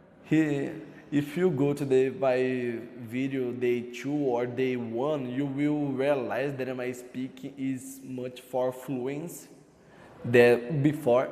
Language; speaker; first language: English; non-native, learner; Portuguese